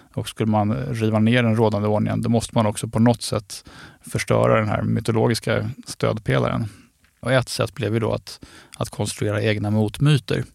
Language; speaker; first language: Swedish; native; Swedish